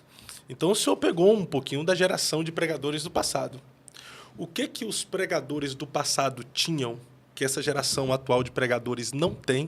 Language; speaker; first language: Portuguese; native; Portuguese